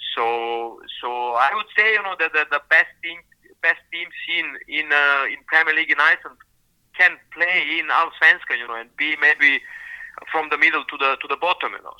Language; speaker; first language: English; non-native, fluent; Serbian